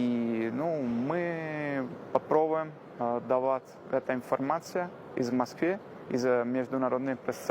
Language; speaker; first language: Russian; non-native, learner; Italian